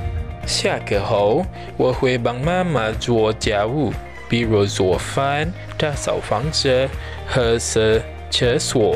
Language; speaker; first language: Chinese; non-native, learner; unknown